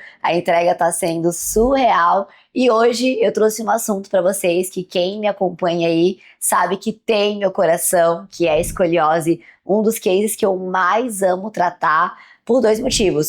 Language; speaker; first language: Portuguese; native; Portuguese